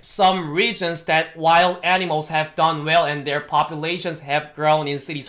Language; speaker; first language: English; non-native, fluent; Korean